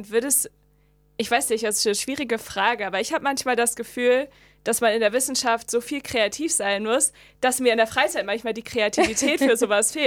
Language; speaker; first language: German; native; German